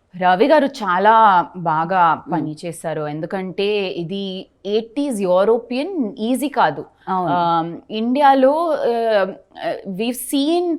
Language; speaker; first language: Telugu; non-native, learner; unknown